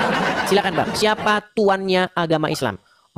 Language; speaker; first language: Indonesian; native; Indonesian